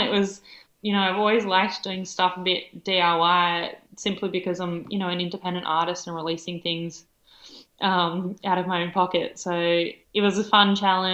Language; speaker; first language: English; native; English